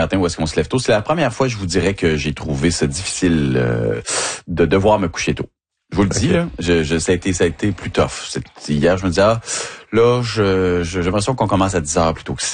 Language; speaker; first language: French; native; French